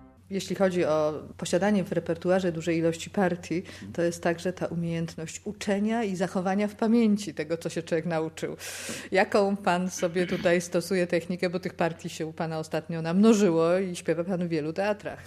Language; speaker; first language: Polish; native; Polish